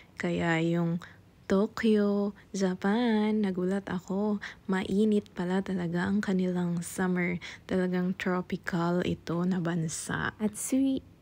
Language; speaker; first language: Filipino; non-native, local second language; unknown